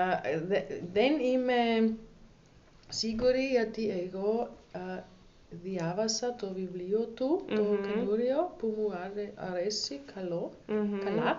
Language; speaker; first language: Greek; non-native, learner; German